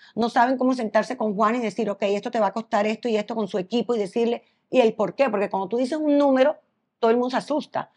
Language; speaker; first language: Spanish; native; Spanish